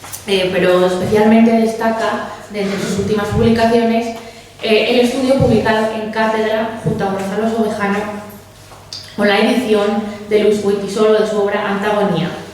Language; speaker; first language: Spanish; native; Spanish